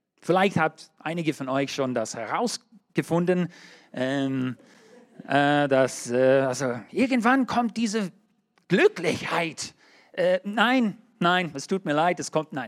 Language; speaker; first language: German; non-native, learner; English